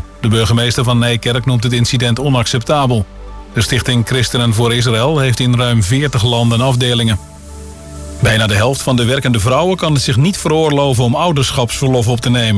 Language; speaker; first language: Dutch; native; Dutch